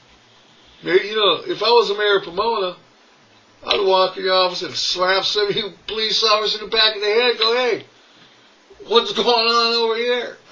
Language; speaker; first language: English; native; English